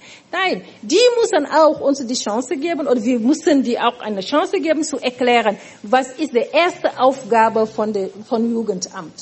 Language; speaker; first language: German; non-native, fluent; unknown